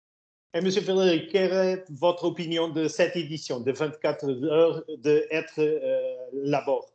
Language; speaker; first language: French; non-native, learner; Portuguese